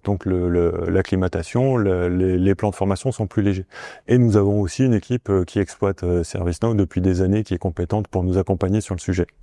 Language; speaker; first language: French; native; French